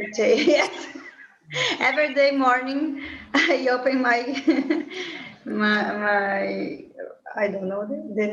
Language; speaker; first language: English; non-native, learner; Portuguese